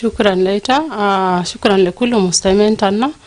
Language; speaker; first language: Arabic; non-native, local second language; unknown